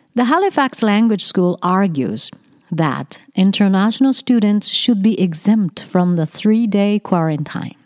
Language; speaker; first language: English; non-native, fluent; Japanese